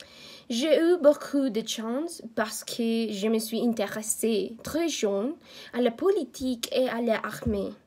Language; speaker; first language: French; non-native, learner; Spanish